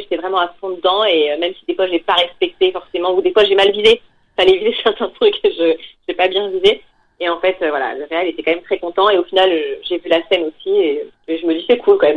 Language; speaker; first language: French; native; French